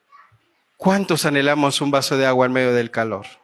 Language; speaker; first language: Spanish; native; Spanish